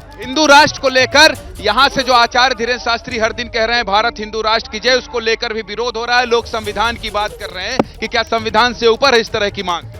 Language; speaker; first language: Hindi; native; Hindi